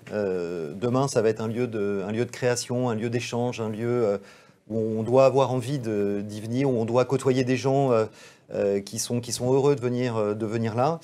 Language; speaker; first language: French; native; French